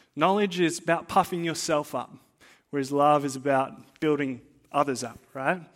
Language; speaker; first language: English; native; English